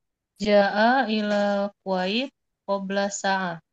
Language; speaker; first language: Arabic; non-native, learner; Indonesian